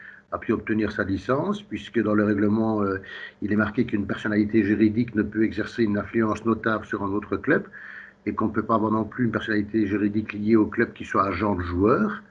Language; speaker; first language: French; native; French